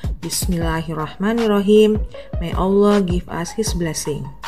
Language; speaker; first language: English; non-native, fluent; Indonesian